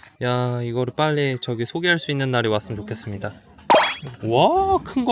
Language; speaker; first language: Korean; native; Korean